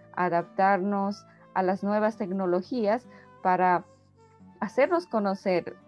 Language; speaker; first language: Spanish; native; Spanish